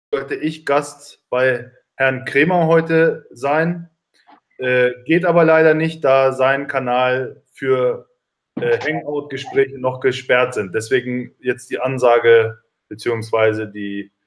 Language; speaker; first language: German; early bilingual, other home language; Turkish